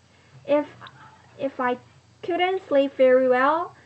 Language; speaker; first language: English; non-native, learner; Korean